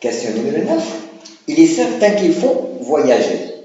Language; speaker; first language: French; non-native, local second language; Arabic